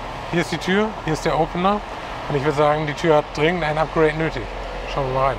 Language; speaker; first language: German; native; German